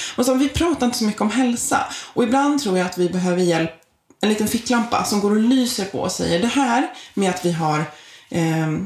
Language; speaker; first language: Swedish; native; Swedish